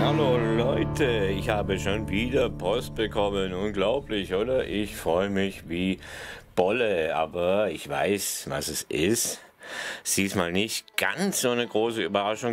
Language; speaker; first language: German; native; German